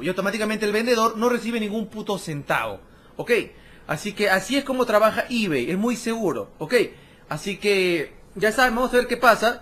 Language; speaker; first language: Spanish; native; Spanish